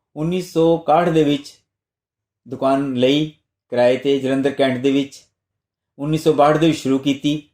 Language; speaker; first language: Punjabi; non-native, local second language; Hindi